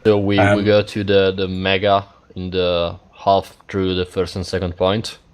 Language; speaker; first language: English; non-native, fluent; Italian